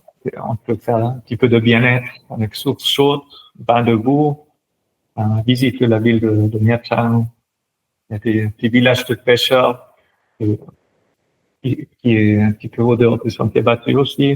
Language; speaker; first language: French; non-native, local second language; German